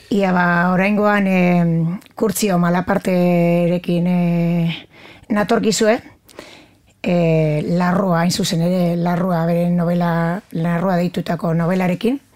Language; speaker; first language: Basque; native; Basque